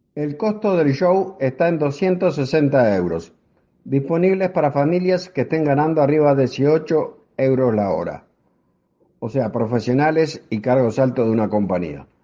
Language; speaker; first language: Spanish; native; Spanish